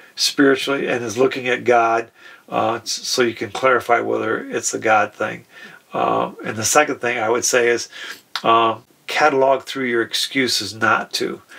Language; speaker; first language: English; native; English